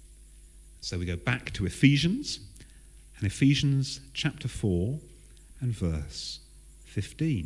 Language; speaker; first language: English; native; English